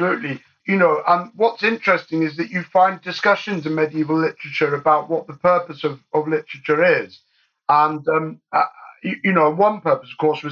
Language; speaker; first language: English; native; English